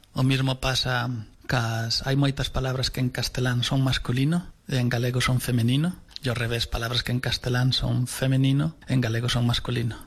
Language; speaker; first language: Spanish; non-native, local second language; Galician